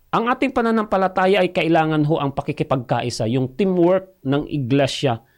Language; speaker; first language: Filipino; non-native, local second language; Cebuano